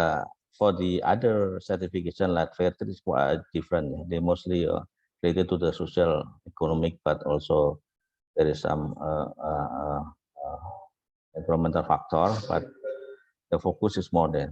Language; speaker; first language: English; non-native, fluent; Indonesian